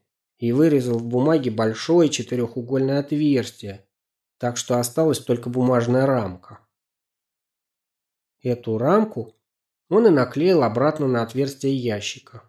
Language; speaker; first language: Russian; native; Russian